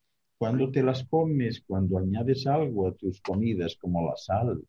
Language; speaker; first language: Spanish; native; Spanish